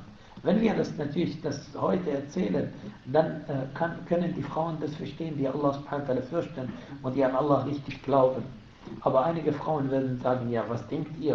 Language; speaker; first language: German; non-native, fluent; Arabic